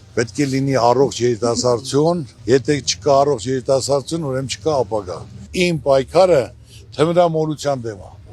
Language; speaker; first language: Armenian; native; Armenian